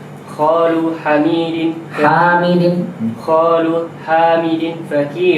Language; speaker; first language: Arabic; non-native, learner; Indonesian